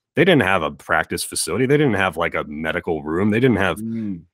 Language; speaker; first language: English; native; English